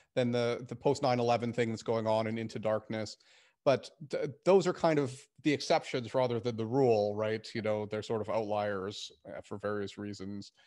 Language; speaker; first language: English; native; English